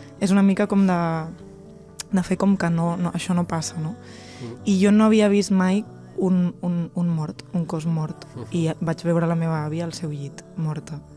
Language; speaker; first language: Catalan; non-native, local second language; Spanish